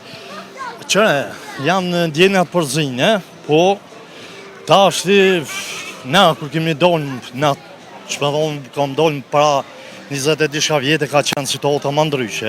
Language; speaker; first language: Albanian; native; Albanian